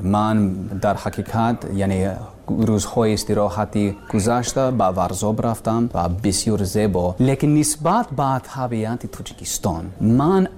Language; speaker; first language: Persian; non-native, learner; English